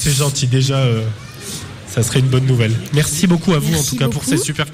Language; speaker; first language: French; native; French